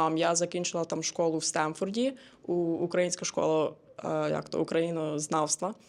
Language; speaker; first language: Ukrainian; early bilingual, heritage; Ukrainian